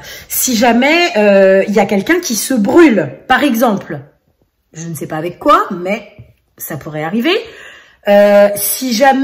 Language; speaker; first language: French; native; French